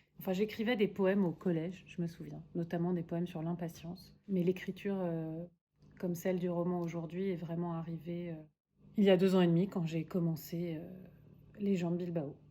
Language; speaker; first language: French; early bilingual, other home language; Spanish